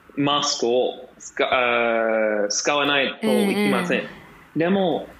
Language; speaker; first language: Japanese; non-native, fluent; English